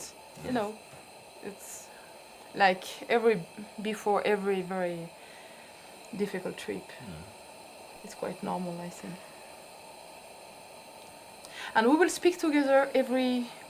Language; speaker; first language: English; non-native, learner; French